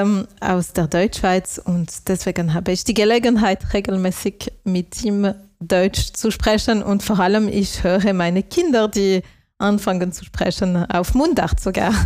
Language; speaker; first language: German; non-native, local second language; French